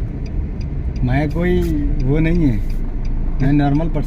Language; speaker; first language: Hindi; non-native, learner; Bangla